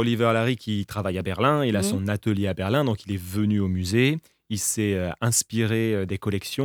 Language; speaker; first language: French; native; French